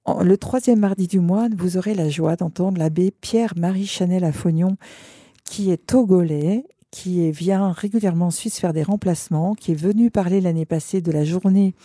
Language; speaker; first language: French; native; French